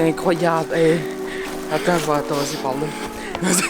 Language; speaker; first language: French; native; French